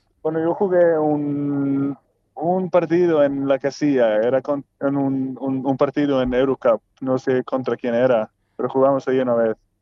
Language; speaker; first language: Spanish; non-native, fluent; Swedish